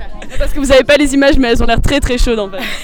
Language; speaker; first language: French; native; French